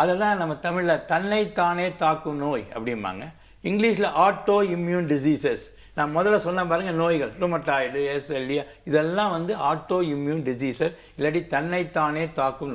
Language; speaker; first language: Tamil; native; Tamil